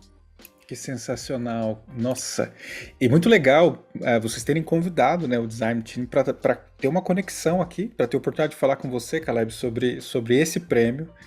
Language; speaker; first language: Portuguese; native; Portuguese